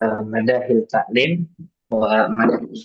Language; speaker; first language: Arabic; non-native, local second language; Indonesian